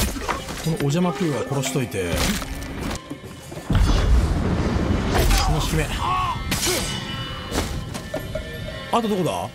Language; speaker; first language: Japanese; native; Japanese